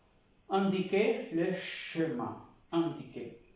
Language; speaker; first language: French; non-native, fluent; Spanish